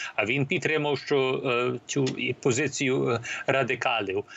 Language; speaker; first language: Ukrainian; early bilingual, heritage; Ukrainian